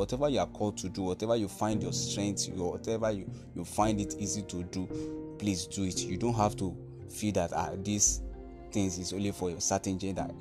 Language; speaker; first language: English; non-native, local second language; Yoruba